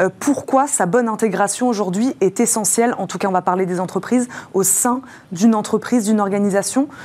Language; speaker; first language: French; native; French